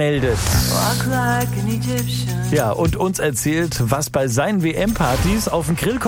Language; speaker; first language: German; native; German